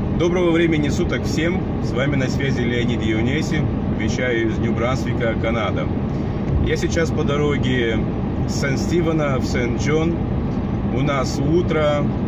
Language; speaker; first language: Russian; non-native, local second language; Romanian